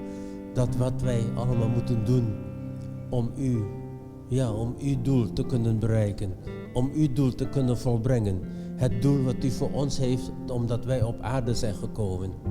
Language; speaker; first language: Dutch; non-native, fluent; Indonesian